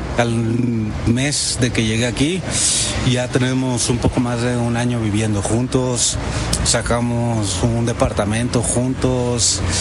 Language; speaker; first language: Spanish; early bilingual, heritage; Spanish